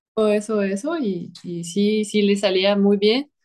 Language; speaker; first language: Spanish; non-native, fluent; French